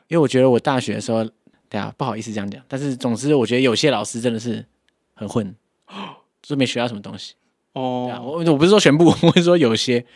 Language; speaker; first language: Chinese; native; Chinese